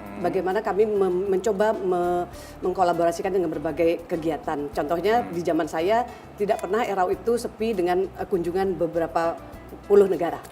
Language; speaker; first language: Indonesian; native; Indonesian